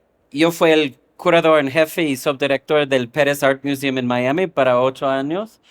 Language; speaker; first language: Spanish; non-native, fluent; English